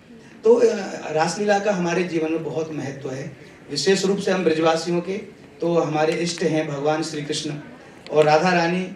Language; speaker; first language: Hindi; native; Hindi